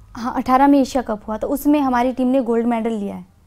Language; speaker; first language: Hindi; native; Hindi